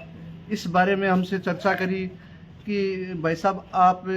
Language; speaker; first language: Hindi; native; Hindi